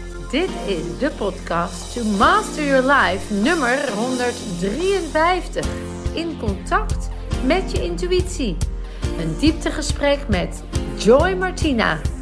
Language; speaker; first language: Dutch; native; Dutch